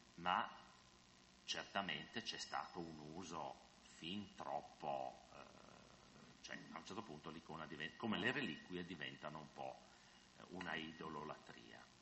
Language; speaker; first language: Italian; non-native, fluent; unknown